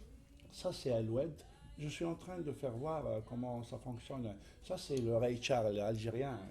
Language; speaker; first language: French; non-native, fluent; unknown